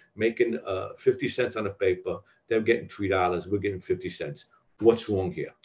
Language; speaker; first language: English; native; English